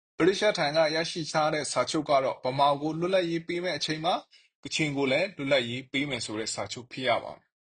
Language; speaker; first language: Burmese; non-native, local second language; Kachin